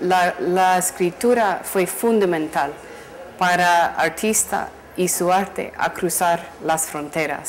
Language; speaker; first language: Spanish; non-native, fluent; English